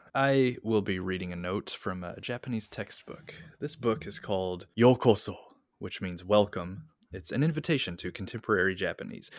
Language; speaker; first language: English; native; English